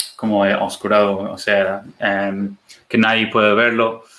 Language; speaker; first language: Spanish; non-native, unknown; English